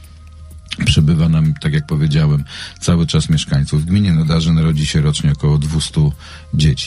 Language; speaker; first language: Polish; native; Polish